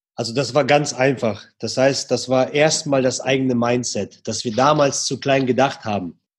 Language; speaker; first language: German; early bilingual, other home language; Russian